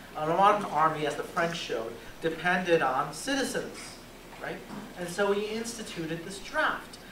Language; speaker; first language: English; native; English